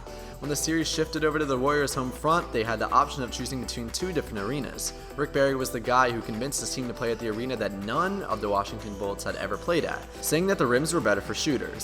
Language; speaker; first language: English; native; English